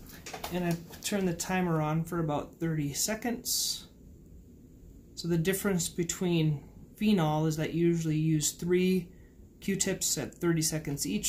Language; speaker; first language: English; native; English